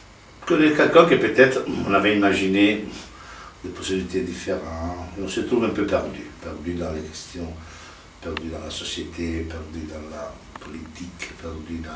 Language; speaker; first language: French; non-native, fluent; Italian